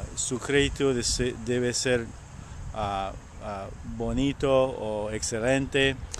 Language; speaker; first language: Spanish; non-native, learner; French